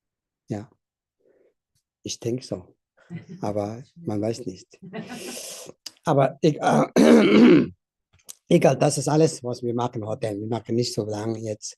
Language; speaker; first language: German; non-native, learner; Tibetan